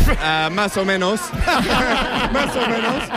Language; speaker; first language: Spanish; non-native, learner; English